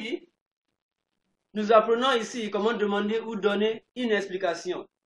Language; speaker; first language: French; non-native, fluent; English